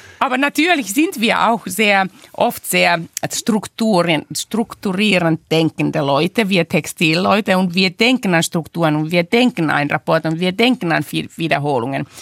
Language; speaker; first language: German; non-native, fluent; Finnish